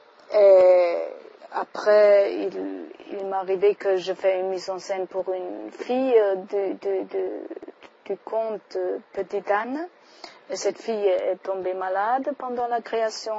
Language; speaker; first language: French; non-native, fluent; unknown